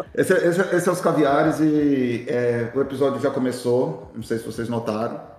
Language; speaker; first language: Portuguese; native; Portuguese